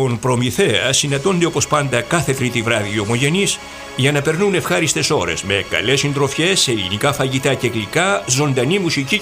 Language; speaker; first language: Greek; native; Greek